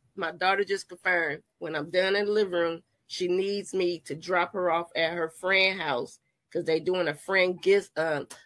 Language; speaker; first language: English; native; English